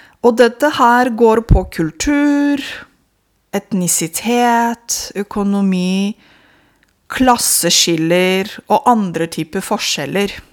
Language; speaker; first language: Norwegian; non-native, fluent; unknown